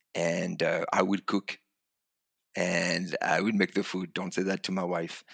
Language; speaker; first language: English; non-native, fluent; French